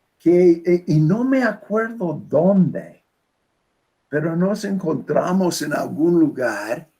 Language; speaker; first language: Spanish; non-native, fluent; English